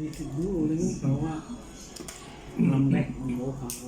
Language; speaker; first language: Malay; non-native, local second language; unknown